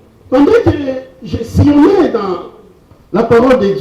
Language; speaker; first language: French; non-native, local second language; Lingala